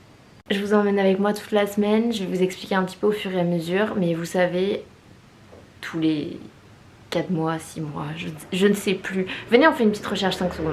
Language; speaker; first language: French; native; French